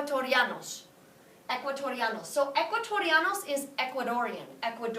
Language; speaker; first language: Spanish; non-native, fluent; English